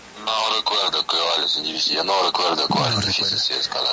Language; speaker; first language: Spanish; non-native, learner; Russian